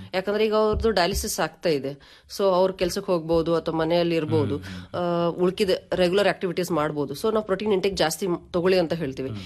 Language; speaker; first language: Kannada; native; Kannada